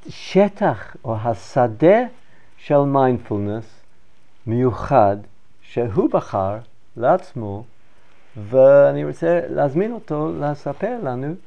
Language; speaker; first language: Hebrew; non-native, learner; English